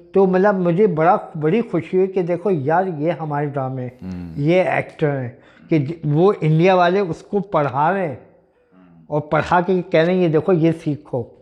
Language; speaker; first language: Urdu; native; Urdu